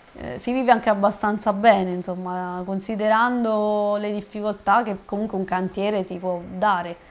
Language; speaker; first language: Italian; native; Italian